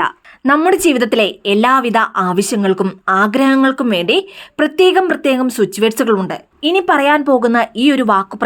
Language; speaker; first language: Malayalam; native; Malayalam